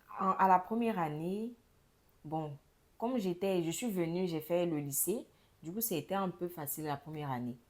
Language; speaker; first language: French; native; French